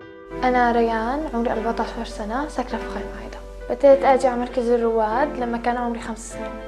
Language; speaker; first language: Arabic; native; Arabic